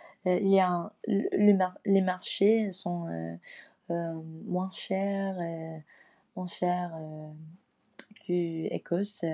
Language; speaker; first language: French; non-native, learner; English